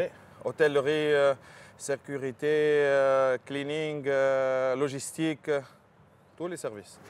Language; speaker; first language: French; non-native, local second language; Arabic